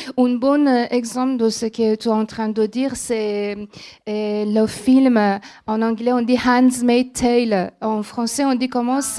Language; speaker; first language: French; non-native, fluent; Persian